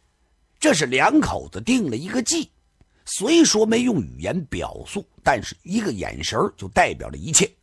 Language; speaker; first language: Chinese; native; Chinese